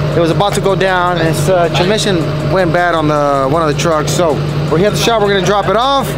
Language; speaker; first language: English; early bilingual, other home language; Spanish